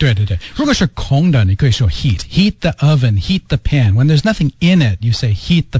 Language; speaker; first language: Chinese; non-native, fluent; English